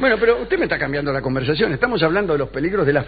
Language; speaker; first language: Spanish; native; Spanish